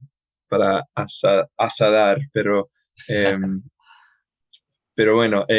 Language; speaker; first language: Spanish; non-native, fluent; English